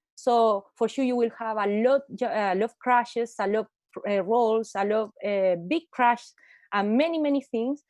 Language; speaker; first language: English; non-native, learner; Spanish